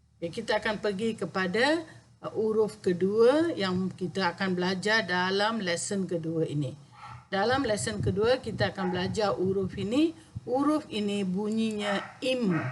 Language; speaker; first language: Malay; non-native, local second language; Tamil